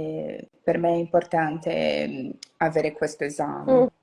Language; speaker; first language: Italian; non-native, learner; Portuguese